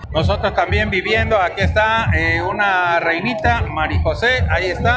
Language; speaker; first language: Spanish; native; Spanish